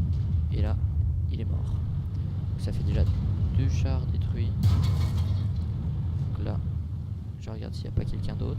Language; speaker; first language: French; native; French